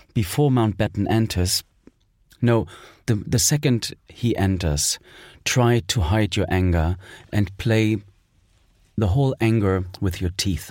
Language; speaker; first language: English; non-native, fluent; German